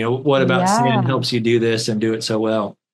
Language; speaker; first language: English; native; English